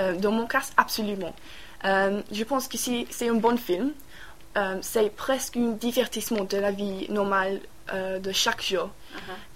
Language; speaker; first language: French; non-native, learner; English